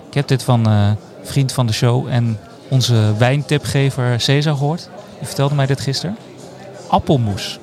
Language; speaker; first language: Dutch; native; Dutch